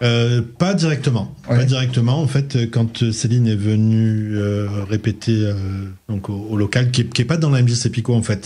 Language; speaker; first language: French; native; French